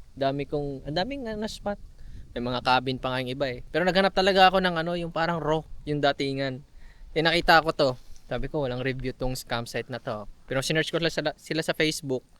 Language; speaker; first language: Filipino; non-native, local second language; Cebuano